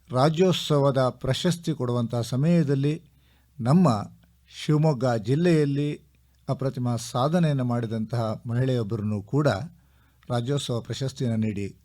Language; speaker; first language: Kannada; native; Kannada